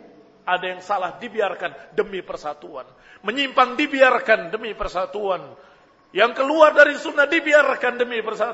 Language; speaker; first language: Indonesian; native; Indonesian